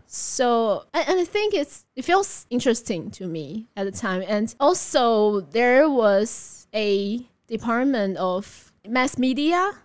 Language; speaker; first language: English; non-native, fluent; Chinese